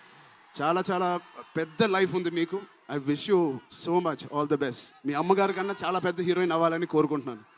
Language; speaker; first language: Telugu; native; Telugu